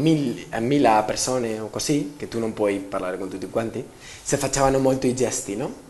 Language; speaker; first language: Italian; non-native, learner; Spanish